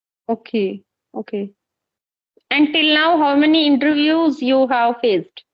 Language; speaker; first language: English; non-native, local second language; Hindi